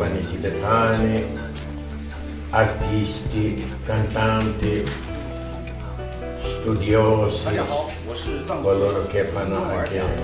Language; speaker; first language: Italian; non-native, fluent; Tibetan